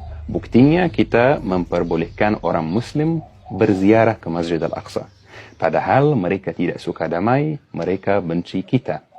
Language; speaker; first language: Indonesian; non-native, fluent; Arabic